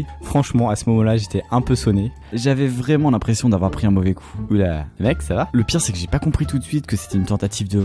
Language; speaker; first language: French; native; French